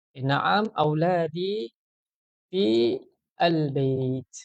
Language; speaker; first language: Arabic; non-native, fluent; Malay